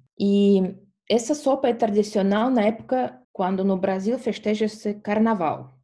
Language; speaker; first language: Portuguese; non-native, fluent; Estonian